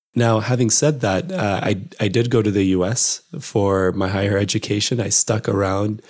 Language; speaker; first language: English; non-native, fluent; Amharic